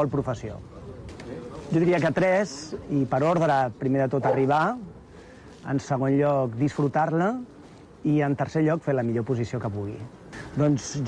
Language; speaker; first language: Catalan; native; Catalan